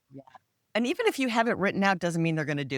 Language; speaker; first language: English; native; English